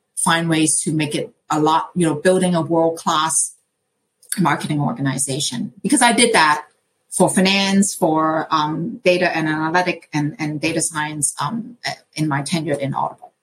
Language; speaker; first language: English; non-native, local second language; Cantonese